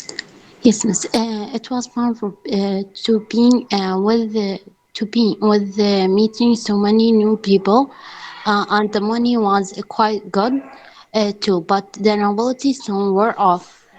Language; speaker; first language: English; non-native, learner; Arabic